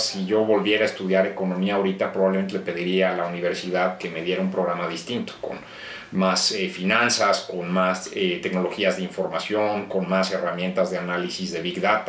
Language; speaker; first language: Spanish; native; Spanish